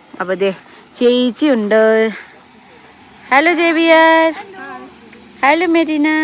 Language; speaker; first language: Malayalam; non-native, learner; Nepali